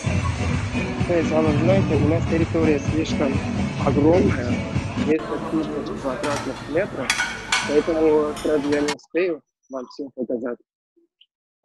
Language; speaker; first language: Russian; non-native, learner; Turkish